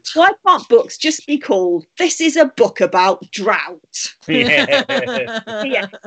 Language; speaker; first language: English; native; English